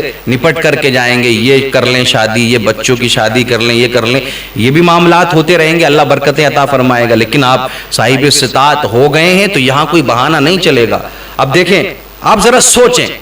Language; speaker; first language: Urdu; native; Urdu